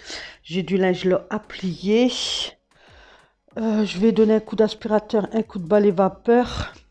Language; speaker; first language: French; native; French